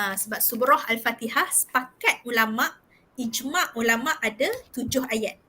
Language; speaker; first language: Malay; native; Malay